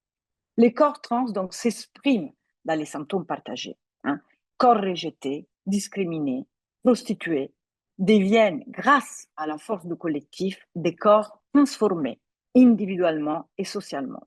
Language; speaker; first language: French; non-native, fluent; Italian